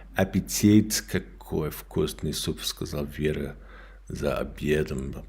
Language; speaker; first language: Russian; non-native, learner; English